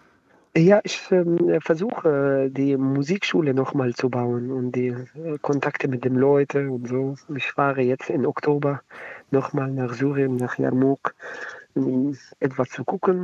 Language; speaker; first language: German; non-native, learner; Arabic